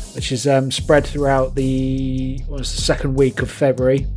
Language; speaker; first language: English; native; English